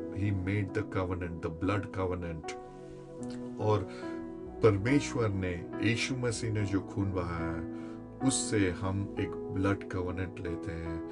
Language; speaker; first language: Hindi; non-native, local second language; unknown